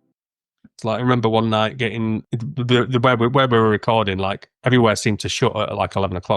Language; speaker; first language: English; native; English